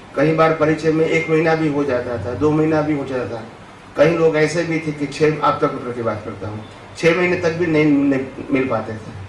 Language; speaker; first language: Hindi; non-native, local second language; Gujarati